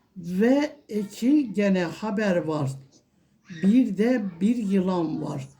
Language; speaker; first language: Turkish; non-native, local second language; Kurdish